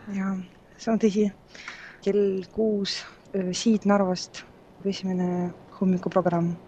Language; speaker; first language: Estonian; non-native, local second language; Russian